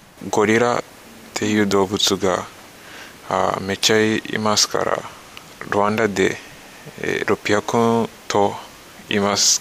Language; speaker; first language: Japanese; non-native, fluent; Kinyarwanda